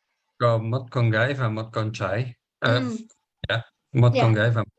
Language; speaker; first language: Vietnamese; non-native, learner; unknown